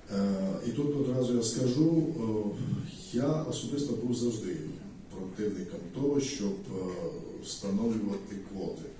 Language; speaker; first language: Ukrainian; non-native, fluent; Georgian